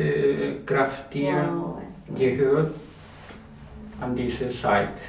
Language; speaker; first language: German; non-native, learner; Spanish